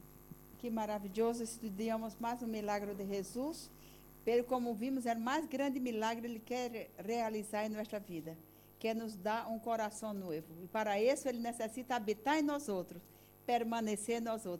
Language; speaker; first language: Portuguese; non-native, learner; Spanish